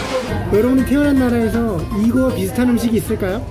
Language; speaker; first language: Korean; native; Korean